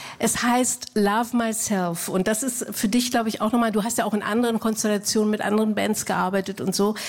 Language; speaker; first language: German; native; German